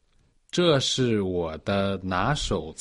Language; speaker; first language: Chinese; non-native, learner; Portuguese